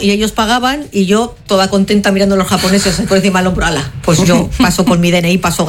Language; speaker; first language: Spanish; native; Spanish